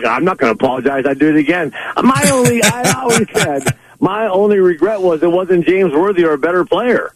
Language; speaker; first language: English; native; English